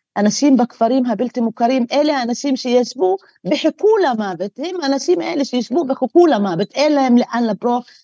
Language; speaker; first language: Hebrew; non-native, local second language; Arabic